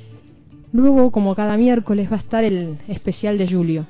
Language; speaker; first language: Spanish; native; Spanish